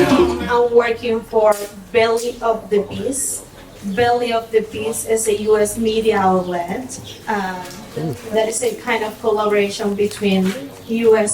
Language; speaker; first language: English; non-native, fluent; Spanish